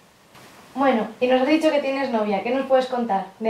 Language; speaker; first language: Spanish; native; Spanish